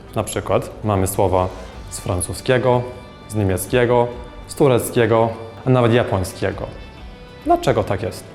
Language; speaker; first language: Polish; non-native, fluent; English